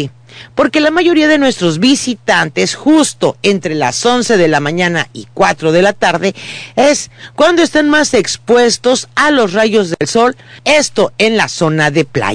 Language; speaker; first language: Spanish; native; Spanish